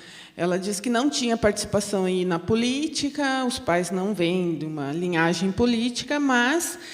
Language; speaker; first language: Portuguese; native; Portuguese